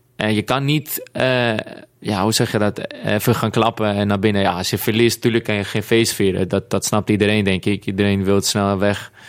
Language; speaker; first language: Dutch; non-native, fluent; Greek